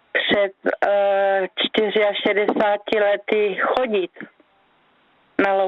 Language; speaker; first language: Czech; native; Czech